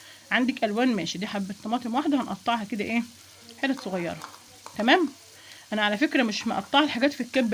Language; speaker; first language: Arabic; native; Arabic